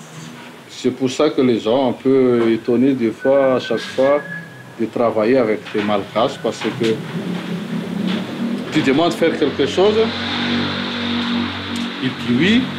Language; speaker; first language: French; non-native, local second language; Malagasy